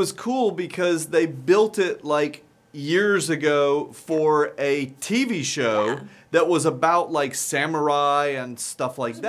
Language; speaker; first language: English; native; English